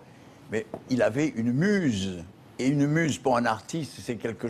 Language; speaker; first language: French; native; French